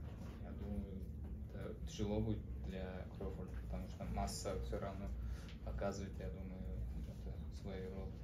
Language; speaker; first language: Russian; non-native, learner; Uzbek